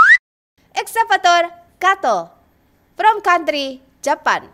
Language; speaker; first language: English; non-native, learner; Indonesian